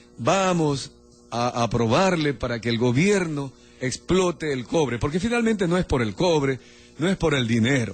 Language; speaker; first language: Spanish; native; Spanish